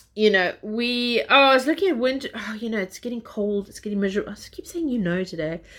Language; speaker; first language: English; native; English